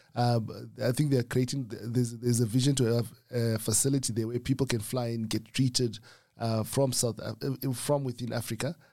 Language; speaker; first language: English; non-native, local second language; Shona